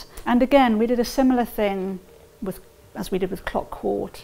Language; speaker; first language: English; native; English